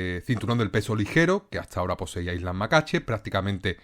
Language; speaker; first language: Spanish; native; Spanish